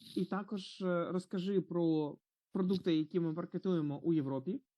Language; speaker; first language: Ukrainian; non-native, fluent; Croatian